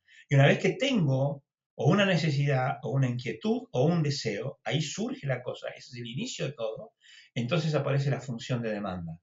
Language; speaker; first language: Spanish; native; Spanish